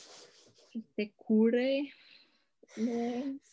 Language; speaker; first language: Spanish; non-native, fluent; English